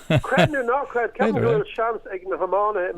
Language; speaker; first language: Irish; non-native, local second language; English